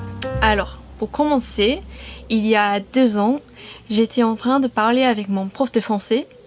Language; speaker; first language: French; non-native, fluent; English